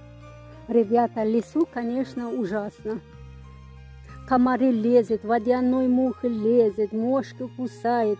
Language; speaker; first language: Russian; non-native, fluent; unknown